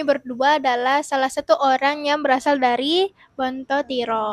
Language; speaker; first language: Indonesian; non-native, local second language; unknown